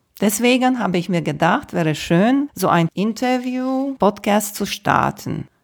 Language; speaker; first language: German; non-native, fluent; Romanian